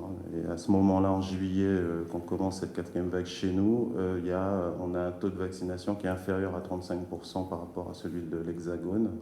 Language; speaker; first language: French; native; French